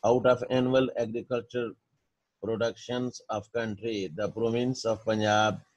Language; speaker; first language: English; non-native, local second language; Urdu